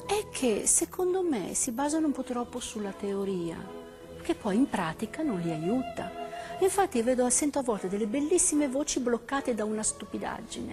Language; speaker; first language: Italian; native; Italian